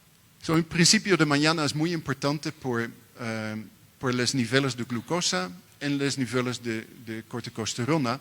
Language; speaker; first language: Spanish; non-native, learner; Dutch